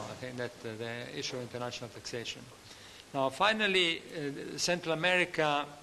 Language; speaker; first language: English; non-native, fluent; Italian